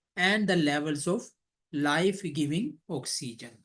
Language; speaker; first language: English; non-native, local second language; Hindi